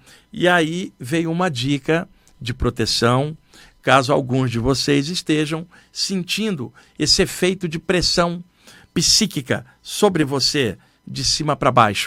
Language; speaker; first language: Portuguese; native; Portuguese